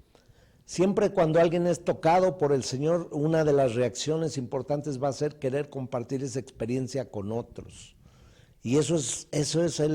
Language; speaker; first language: Spanish; native; Spanish